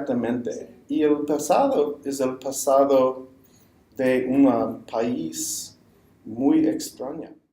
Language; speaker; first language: Spanish; non-native, fluent; English